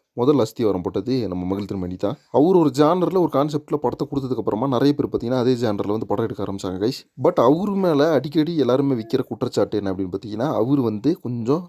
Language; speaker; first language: Tamil; native; Tamil